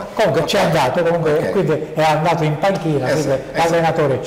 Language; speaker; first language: Italian; native; Italian